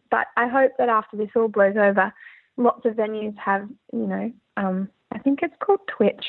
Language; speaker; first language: English; native; English